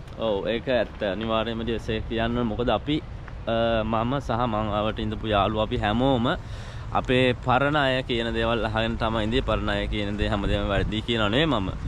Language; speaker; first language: Sinhala; native; Sinhala